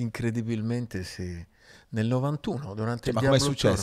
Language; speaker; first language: Italian; native; Italian